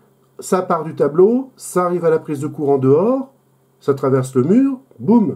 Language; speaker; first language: French; native; French